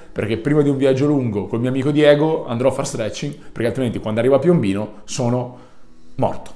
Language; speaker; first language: Italian; native; Italian